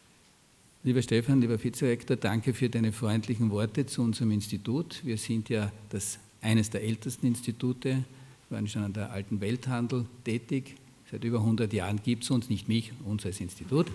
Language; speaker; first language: German; native; German